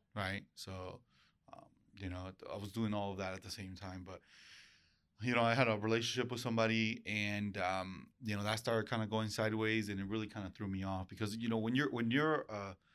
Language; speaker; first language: English; early bilingual, other home language; Spanish